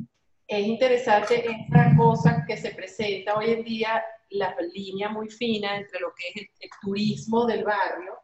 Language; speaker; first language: Spanish; native; Spanish